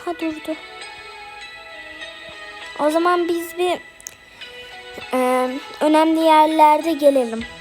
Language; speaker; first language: Turkish; native; Turkish